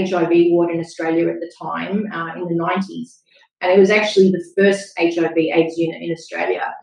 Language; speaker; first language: English; native; English